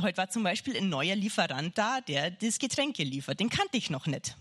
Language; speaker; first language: German; native; German